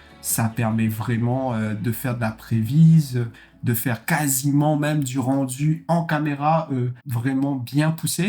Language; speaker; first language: French; native; French